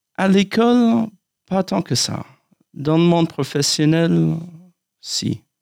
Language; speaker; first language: French; non-native, fluent; English